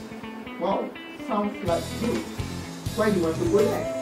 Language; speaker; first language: English; non-native, local second language; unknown